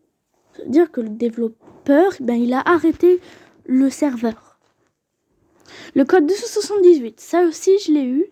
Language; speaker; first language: French; native; French